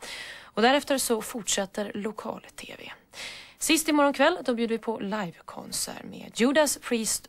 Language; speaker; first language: Swedish; native; Swedish